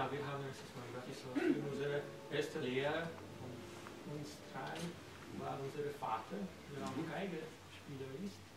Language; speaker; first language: German; non-native, fluent; Slovak